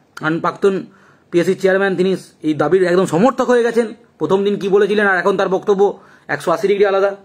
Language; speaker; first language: Bangla; native; Bangla